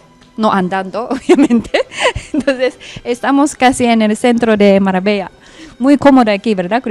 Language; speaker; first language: Spanish; non-native, fluent; Japanese